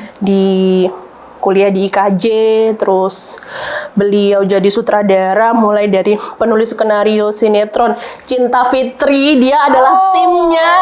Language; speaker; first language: Indonesian; non-native, local second language; Javanese